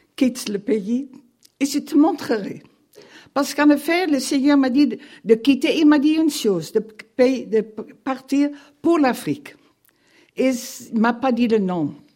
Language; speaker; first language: French; non-native, fluent; Dutch